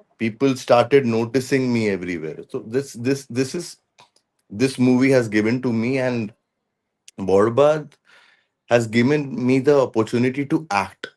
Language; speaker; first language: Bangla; non-native, local second language; Hindi